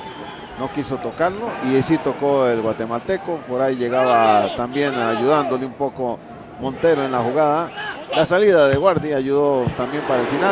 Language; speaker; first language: Spanish; native; Spanish